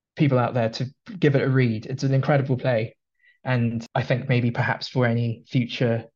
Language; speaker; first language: English; early bilingual, other home language; Filipino